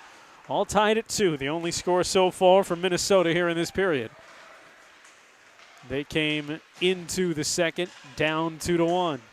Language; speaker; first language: English; native; English